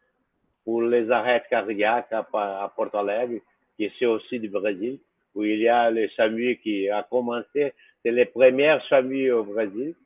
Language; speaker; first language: French; non-native, fluent; Portuguese